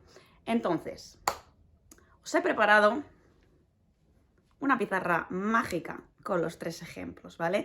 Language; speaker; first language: Spanish; native; Spanish